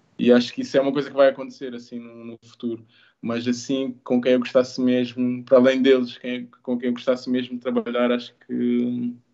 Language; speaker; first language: Portuguese; native; Portuguese